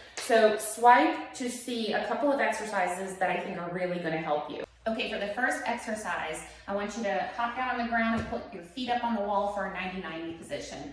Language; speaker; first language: English; native; English